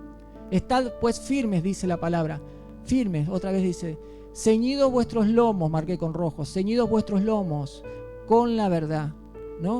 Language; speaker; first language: Spanish; native; Spanish